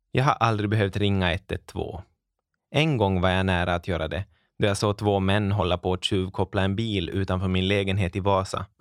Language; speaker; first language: Swedish; native; Swedish